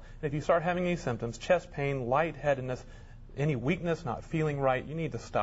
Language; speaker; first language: English; native; English